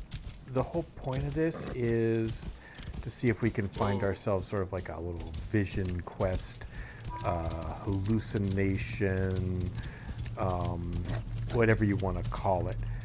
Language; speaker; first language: English; native; English